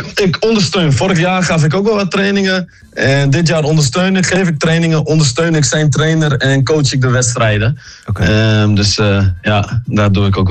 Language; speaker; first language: Dutch; native; Dutch